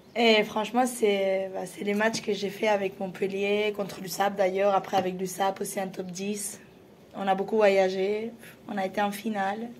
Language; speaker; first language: French; non-native, fluent; Spanish